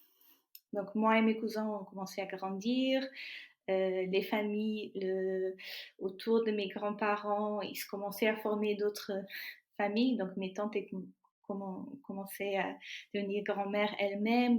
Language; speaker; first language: French; non-native, fluent; Portuguese